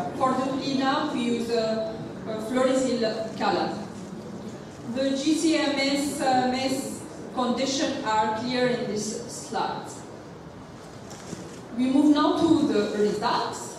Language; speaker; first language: English; non-native, local second language; Arabic